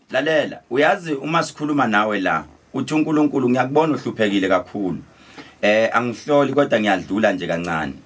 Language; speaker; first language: Zulu; native; Zulu